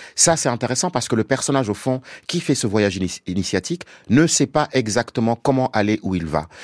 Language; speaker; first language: French; non-native, local second language; Wolof